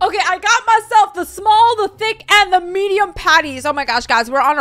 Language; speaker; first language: English; native; English